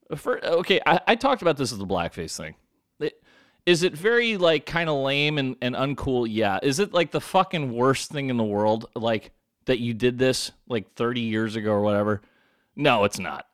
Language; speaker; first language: English; native; English